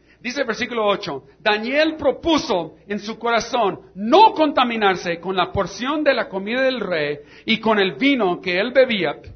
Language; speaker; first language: Spanish; non-native, fluent; English